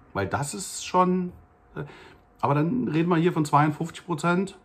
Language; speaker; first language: German; native; German